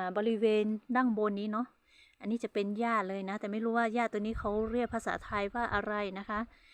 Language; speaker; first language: Thai; non-native, local second language; Hmong